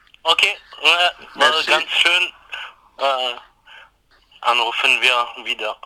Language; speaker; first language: German; non-native, learner; English